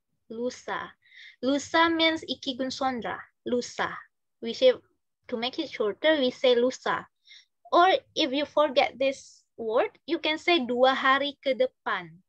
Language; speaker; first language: English; non-native, fluent; Indonesian